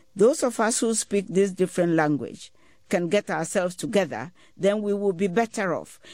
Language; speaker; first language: English; non-native, local second language; Ewe